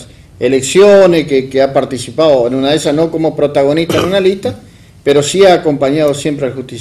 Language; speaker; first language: Spanish; native; Spanish